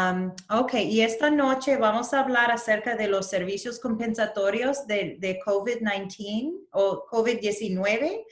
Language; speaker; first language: Spanish; early bilingual, heritage; Spanish